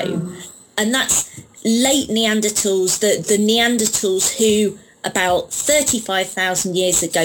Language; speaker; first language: English; native; English